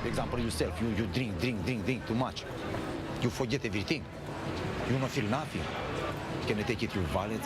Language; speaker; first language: English; non-native, learner; Romanian